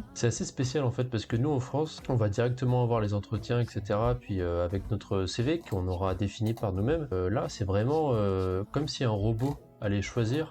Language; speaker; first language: French; native; French